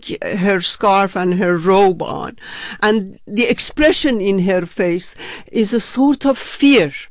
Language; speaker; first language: English; non-native, fluent; Persian